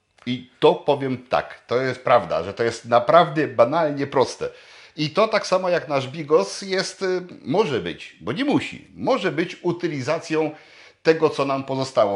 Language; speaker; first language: Polish; native; Polish